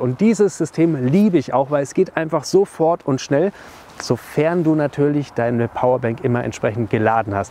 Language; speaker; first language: German; native; German